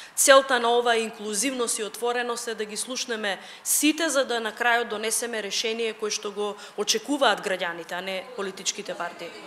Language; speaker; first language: Macedonian; native; Macedonian